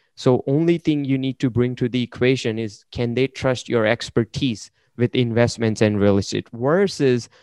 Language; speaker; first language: English; non-native, local second language; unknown